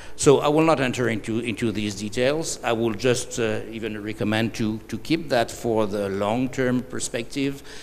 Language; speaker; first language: English; non-native, fluent; French